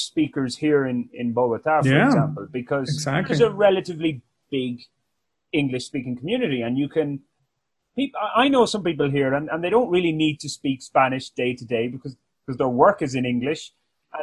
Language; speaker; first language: English; native; English